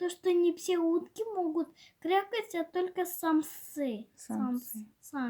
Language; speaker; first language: Russian; native; Russian